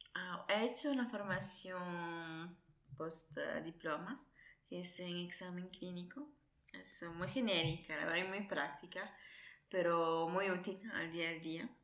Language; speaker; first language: Spanish; early bilingual, other home language; Italian